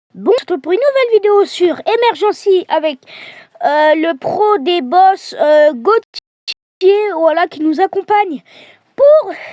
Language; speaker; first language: French; native; French